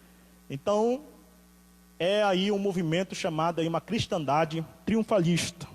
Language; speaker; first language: Portuguese; native; Portuguese